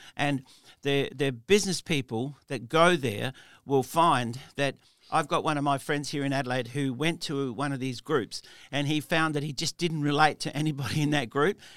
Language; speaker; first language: English; early bilingual, other home language; Italian